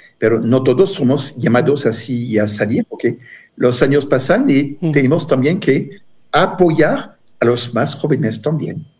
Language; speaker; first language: Spanish; non-native, fluent; French